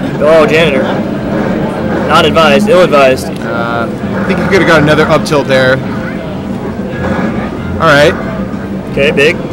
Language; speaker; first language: English; native; English